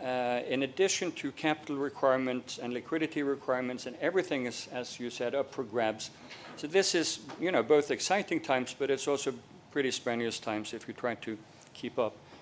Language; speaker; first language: English; non-native, fluent; Norwegian